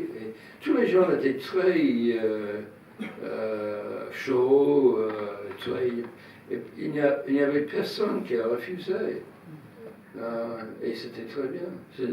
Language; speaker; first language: French; non-native, fluent; English